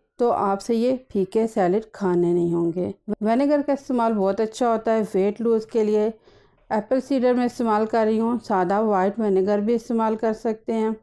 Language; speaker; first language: Urdu; native; Urdu